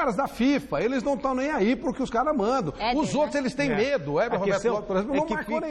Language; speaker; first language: Portuguese; native; Portuguese